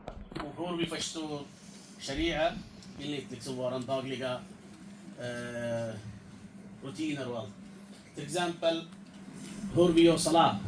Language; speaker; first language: Swedish; non-native, fluent; Urdu